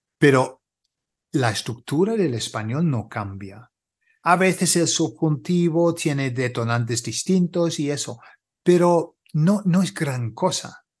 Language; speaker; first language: Spanish; non-native, fluent; English